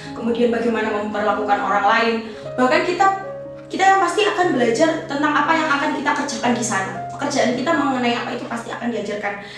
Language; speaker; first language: Indonesian; native; Indonesian